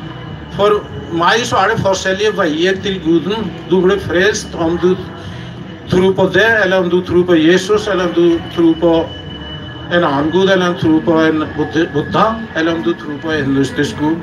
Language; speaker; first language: Norwegian; non-native, fluent; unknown